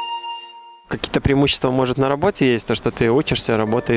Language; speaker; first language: Russian; native; Russian